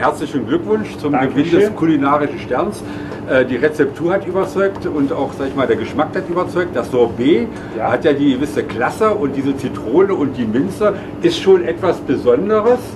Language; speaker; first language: German; native; German